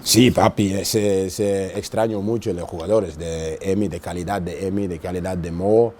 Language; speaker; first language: Spanish; non-native, learner; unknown